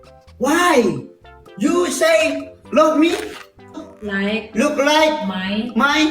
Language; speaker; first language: English; non-native, learner; Indonesian